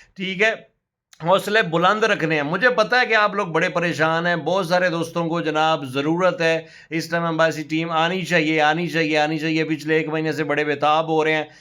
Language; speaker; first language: Urdu; non-native, local second language; Punjabi